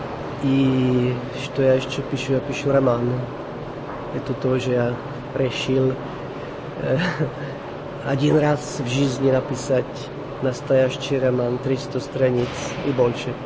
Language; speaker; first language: Russian; non-native, fluent; Czech